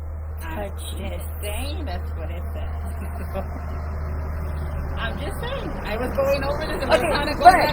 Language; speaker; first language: English; native; English